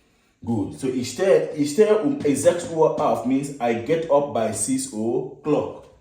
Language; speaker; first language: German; non-native, learner; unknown